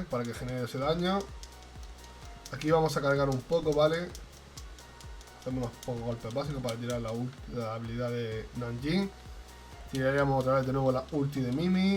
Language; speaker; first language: Spanish; native; Spanish